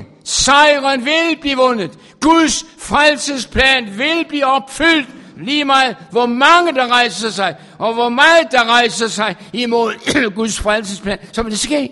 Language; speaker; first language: Danish; native; Danish